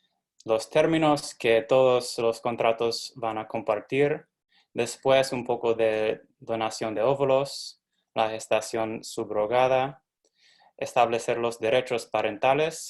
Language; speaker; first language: Spanish; non-native, fluent; English